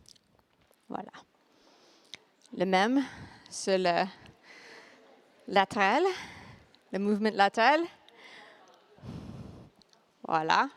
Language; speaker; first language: French; non-native, learner; English